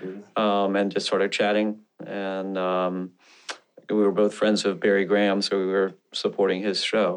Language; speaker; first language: English; native; English